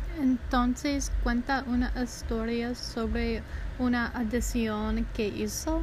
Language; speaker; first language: Spanish; non-native, learner; English